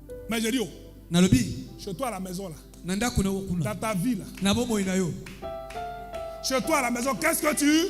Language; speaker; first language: French; native; French